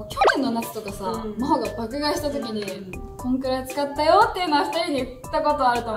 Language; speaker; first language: Japanese; native; Japanese